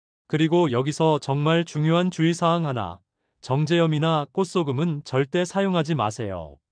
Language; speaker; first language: Korean; native; Korean